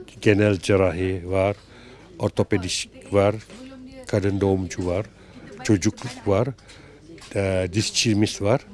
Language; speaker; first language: Turkish; non-native, learner; Malay